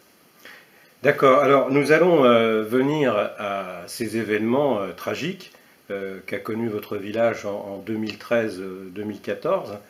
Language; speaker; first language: French; native; French